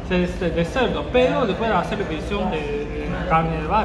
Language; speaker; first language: Spanish; non-native, learner; Chinese